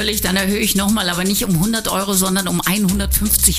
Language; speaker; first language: German; native; German